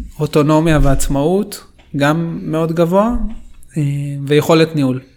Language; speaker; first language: Hebrew; native; Hebrew